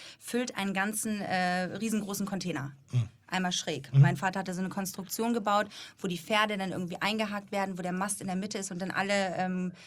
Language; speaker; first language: German; native; German